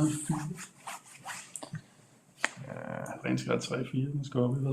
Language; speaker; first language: Danish; native; Danish